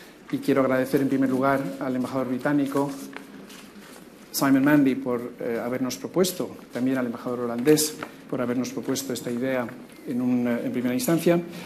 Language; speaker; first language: Spanish; native; Spanish